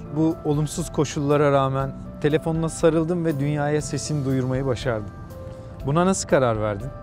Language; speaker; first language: Turkish; native; Turkish